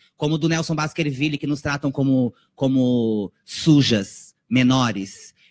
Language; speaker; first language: Portuguese; native; Portuguese